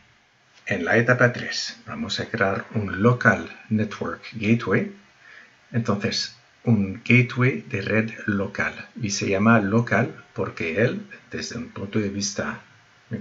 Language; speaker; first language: Spanish; non-native, fluent; French